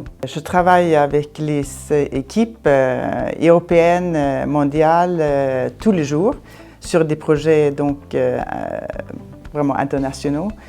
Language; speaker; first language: French; non-native, fluent; Swedish